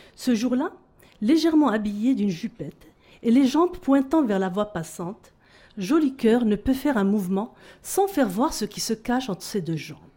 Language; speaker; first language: French; non-native, local second language; Arabic